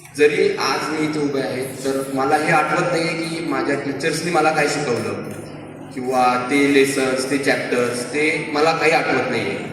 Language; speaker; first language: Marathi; native; Marathi